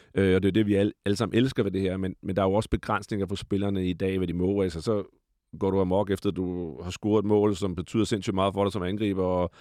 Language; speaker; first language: Danish; native; Danish